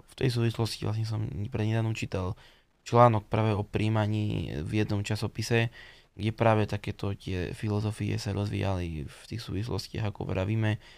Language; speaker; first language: Slovak; native; Slovak